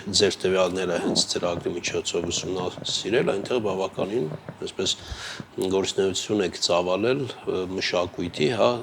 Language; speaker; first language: Armenian; native; Armenian